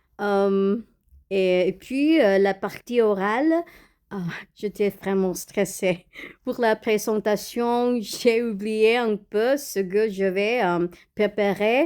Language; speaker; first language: French; non-native, learner; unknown